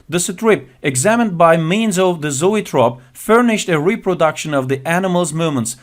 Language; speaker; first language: English; non-native, fluent; Turkish